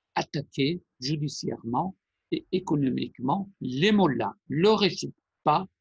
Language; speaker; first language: French; non-native, fluent; Persian